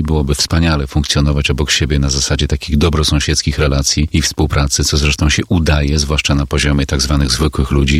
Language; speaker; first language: Polish; native; Polish